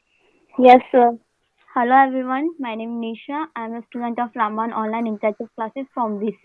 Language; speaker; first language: English; non-native, learner; Hindi